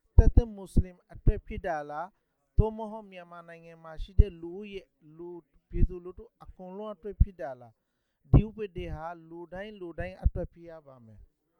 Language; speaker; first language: Burmese; non-native, local second language; Rohingya